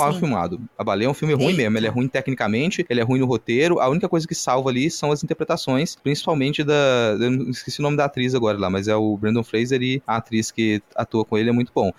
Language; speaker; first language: Portuguese; native; Portuguese